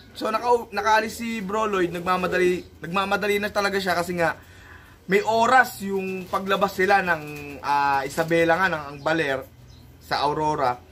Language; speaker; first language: Filipino; native; Filipino